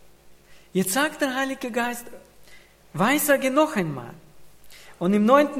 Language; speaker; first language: German; non-native, fluent; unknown